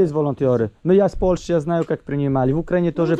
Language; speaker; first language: Ukrainian; non-native, learner; Polish